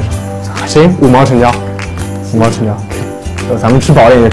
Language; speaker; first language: Chinese; native; Chinese